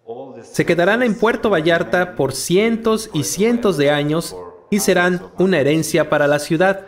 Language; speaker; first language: Spanish; non-native, fluent; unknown